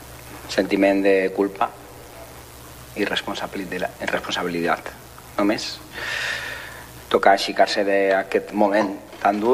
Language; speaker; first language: Catalan; non-native, fluent; Spanish